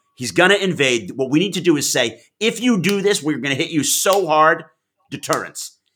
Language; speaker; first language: English; native; English